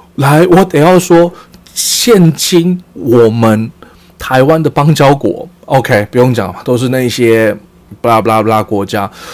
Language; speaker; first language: Chinese; early bilingual, heritage; Chinese